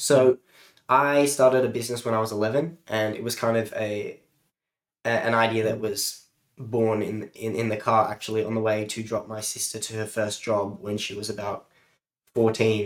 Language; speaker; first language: English; native; English